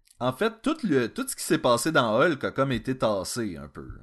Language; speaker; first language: French; native; French